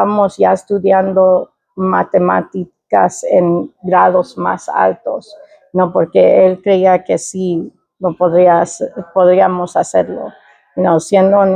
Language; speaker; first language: Spanish; early bilingual, heritage; Spanish